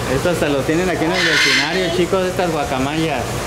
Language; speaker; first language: Spanish; native; Spanish